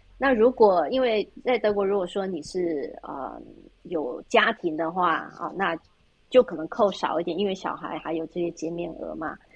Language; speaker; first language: Chinese; native; Chinese